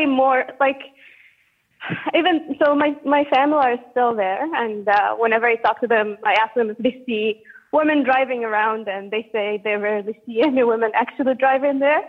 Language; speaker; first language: English; non-native, fluent; Arabic